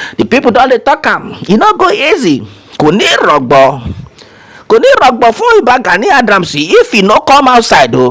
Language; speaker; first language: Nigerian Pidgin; non-native, local second language; Yoruba